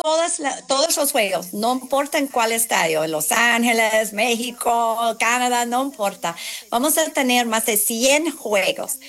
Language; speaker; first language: Spanish; non-native, fluent; English